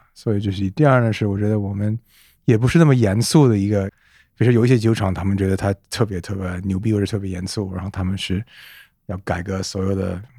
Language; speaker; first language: Chinese; non-native, fluent; English